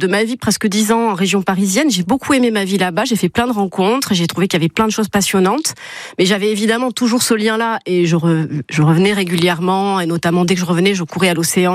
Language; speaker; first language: French; native; French